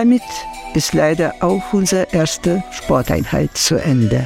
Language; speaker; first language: German; non-native, fluent; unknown